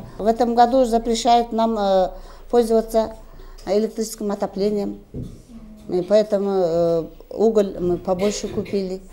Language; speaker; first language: Russian; non-native, local second language; Kyrgyz